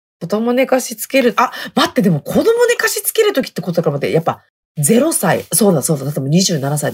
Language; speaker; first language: Japanese; native; Japanese